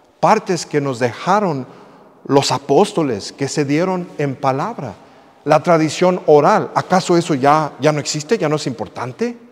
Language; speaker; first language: Spanish; early bilingual, heritage; English